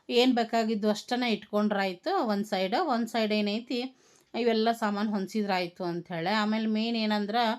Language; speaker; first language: Kannada; native; Kannada